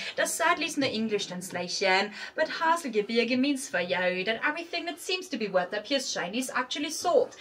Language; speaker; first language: English; non-native, fluent; German